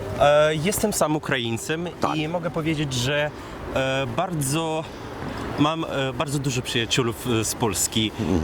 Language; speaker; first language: Polish; non-native, learner; Ukrainian